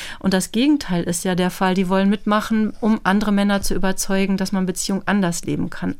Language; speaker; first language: German; native; German